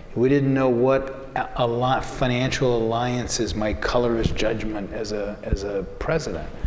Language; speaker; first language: English; native; English